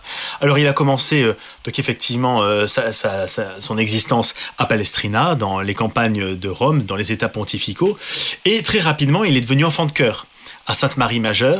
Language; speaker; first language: French; native; French